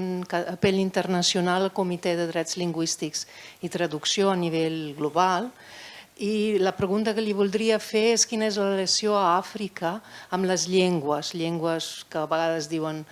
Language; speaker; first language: Catalan; non-native, fluent; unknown